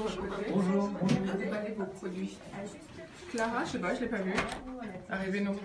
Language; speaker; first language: French; native; French